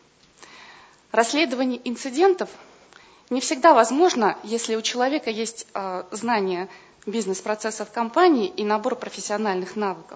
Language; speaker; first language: Russian; native; Russian